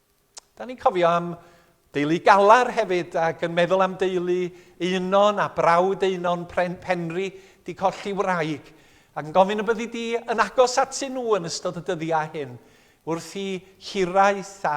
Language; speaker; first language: Welsh; native; Welsh